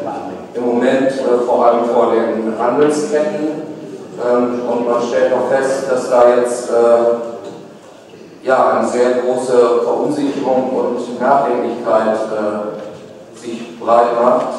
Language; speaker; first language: German; native; German